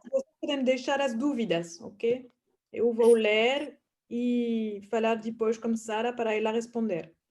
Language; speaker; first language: Portuguese; non-native, fluent; French